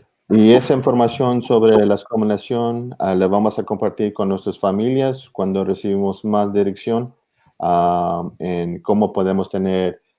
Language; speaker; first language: Spanish; early bilingual, heritage; English